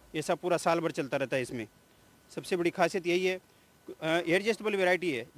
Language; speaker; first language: Hindi; native; Hindi